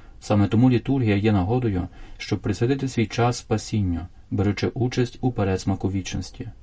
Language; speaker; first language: Ukrainian; native; Ukrainian